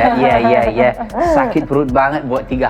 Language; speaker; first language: Indonesian; non-native, learner; English